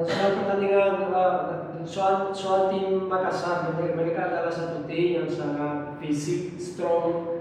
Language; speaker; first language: Indonesian; non-native, fluent; Portuguese